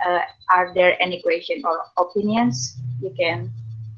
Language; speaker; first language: English; non-native, learner; Indonesian